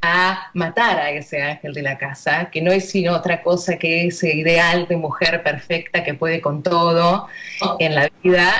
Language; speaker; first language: Spanish; native; Spanish